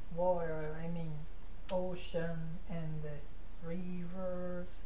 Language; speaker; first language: English; non-native, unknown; Portuguese